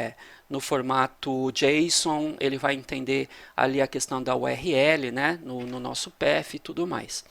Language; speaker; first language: Portuguese; native; Portuguese